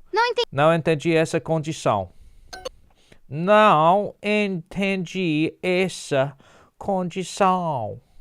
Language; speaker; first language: Portuguese; non-native, learner; English